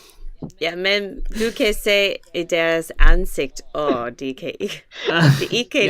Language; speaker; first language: Danish; non-native, learner; English